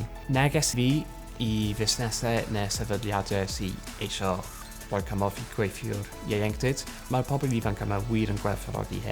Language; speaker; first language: Welsh; non-native, local second language; English